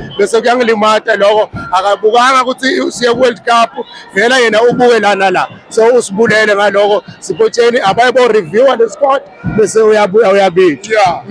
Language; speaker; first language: Zulu; non-native, local second language; Swati